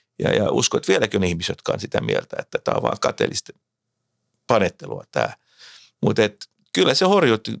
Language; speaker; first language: Finnish; native; Finnish